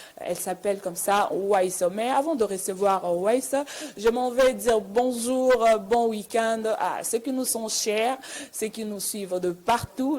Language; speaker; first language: French; non-native, local second language; Lingala